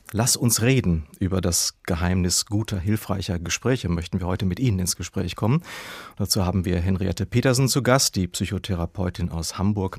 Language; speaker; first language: German; native; German